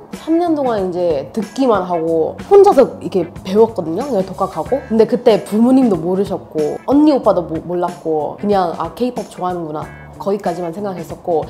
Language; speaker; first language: Korean; non-native, fluent; Hindi